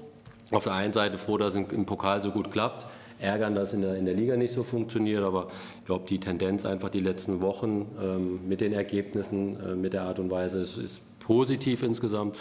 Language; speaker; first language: German; native; German